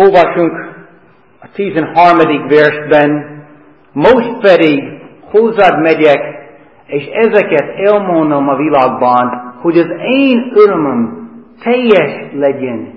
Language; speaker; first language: Hungarian; non-native, fluent; English